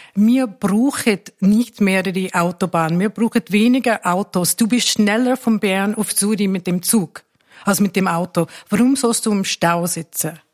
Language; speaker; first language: German; non-native, fluent; English